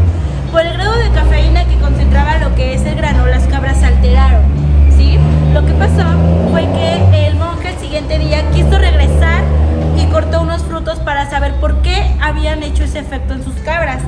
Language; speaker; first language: Spanish; native; Spanish